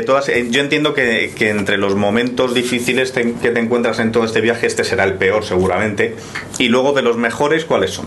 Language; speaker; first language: Spanish; native; Spanish